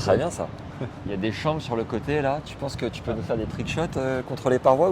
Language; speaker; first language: French; native; French